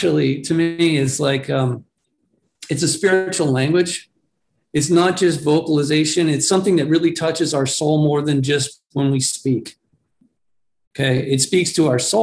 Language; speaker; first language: English; native; English